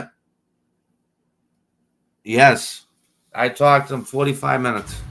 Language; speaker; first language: English; native; English